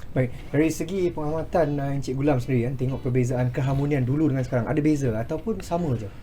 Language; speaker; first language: Malay; native; Malay